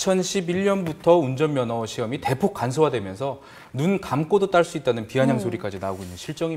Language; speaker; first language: Korean; native; Korean